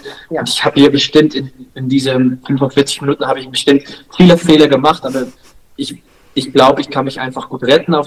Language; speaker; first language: German; non-native, learner; Dutch